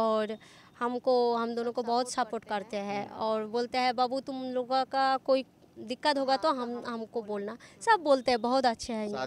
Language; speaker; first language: Hindi; non-native, local second language; Bangla